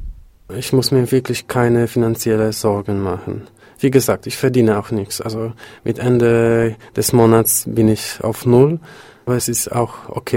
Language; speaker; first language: German; non-native, fluent; Polish